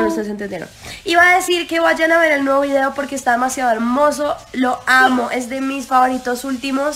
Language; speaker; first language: Spanish; native; Spanish